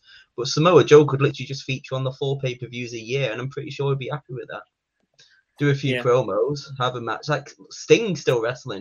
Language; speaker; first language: English; native; English